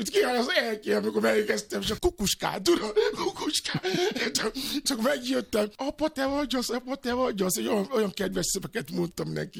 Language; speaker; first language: Hungarian; non-native, learner; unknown